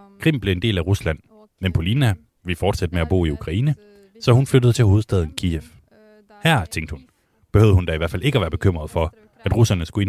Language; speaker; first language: Danish; native; Danish